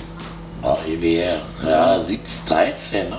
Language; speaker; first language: German; native; German